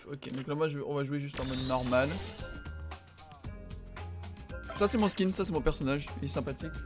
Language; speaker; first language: French; native; French